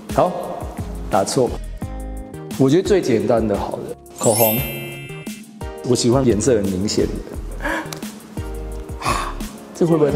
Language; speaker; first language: Chinese; non-native, fluent; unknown